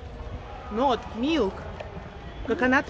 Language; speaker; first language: English; non-native, learner; Russian